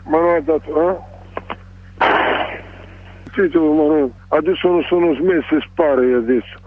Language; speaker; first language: Italian; non-native, learner; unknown